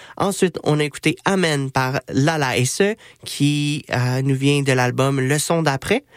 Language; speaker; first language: French; native; French